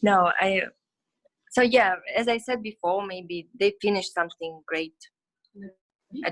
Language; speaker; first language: English; non-native, learner; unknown